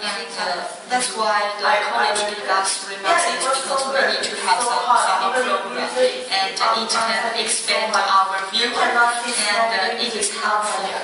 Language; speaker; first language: English; non-native, fluent; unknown